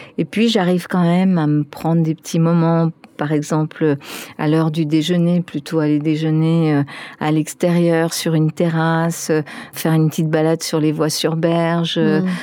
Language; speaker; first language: French; early bilingual, other home language; Spanish